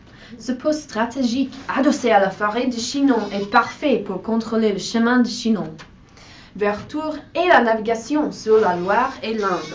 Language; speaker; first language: French; non-native, learner; English